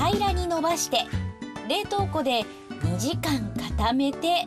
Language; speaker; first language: Japanese; native; Japanese